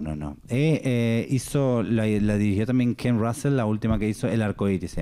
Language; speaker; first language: Spanish; native; Spanish